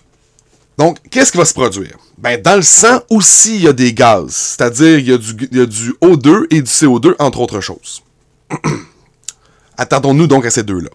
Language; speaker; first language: French; native; French